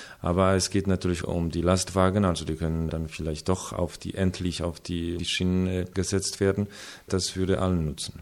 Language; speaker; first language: German; non-native, fluent; Polish